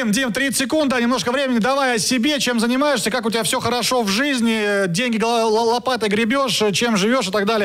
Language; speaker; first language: Russian; native; Russian